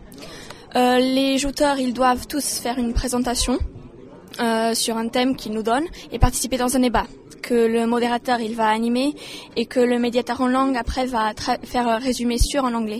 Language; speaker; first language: French; non-native, fluent; Portuguese